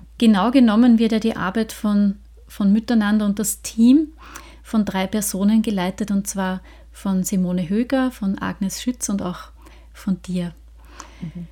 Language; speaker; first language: German; native; German